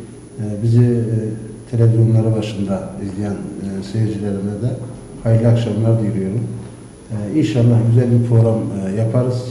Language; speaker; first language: Turkish; native; Turkish